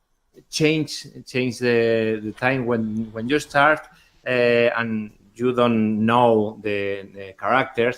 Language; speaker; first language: English; non-native, learner; Spanish